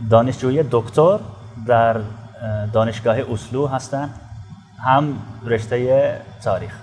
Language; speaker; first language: Persian; non-native, fluent; Urdu